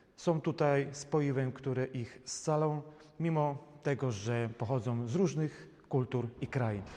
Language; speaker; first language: Polish; native; Polish